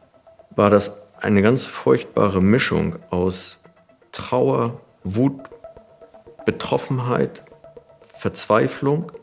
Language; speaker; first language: German; native; German